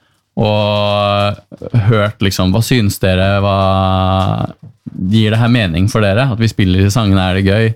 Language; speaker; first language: Norwegian; native; Norwegian